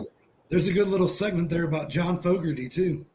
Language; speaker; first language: English; native; English